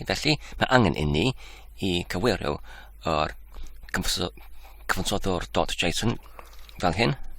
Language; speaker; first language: Welsh; non-native, learner; English